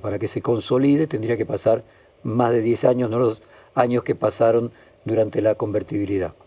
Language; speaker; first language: Spanish; native; Spanish